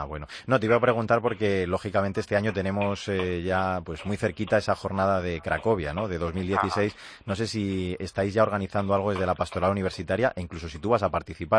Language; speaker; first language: Spanish; native; Spanish